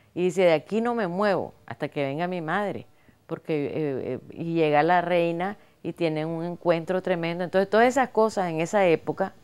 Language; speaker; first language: Spanish; native; Spanish